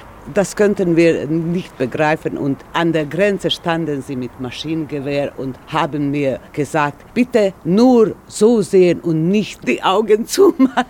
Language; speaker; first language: German; non-native, fluent; Serbian